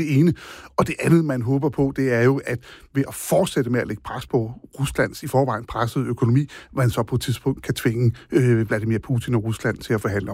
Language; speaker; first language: Danish; native; Danish